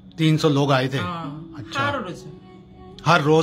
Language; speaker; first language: Urdu; native; Urdu